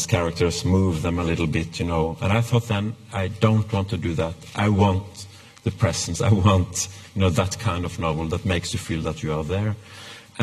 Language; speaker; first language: English; non-native, fluent; Norwegian